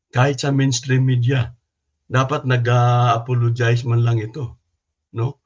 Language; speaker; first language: Filipino; non-native, local second language; Cebuano